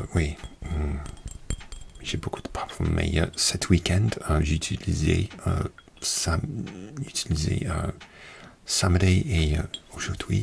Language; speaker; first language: French; non-native, learner; English